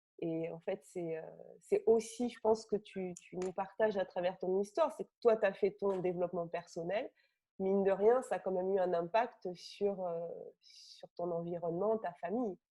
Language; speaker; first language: French; native; French